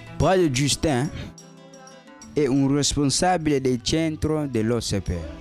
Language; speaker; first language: Italian; non-native, learner; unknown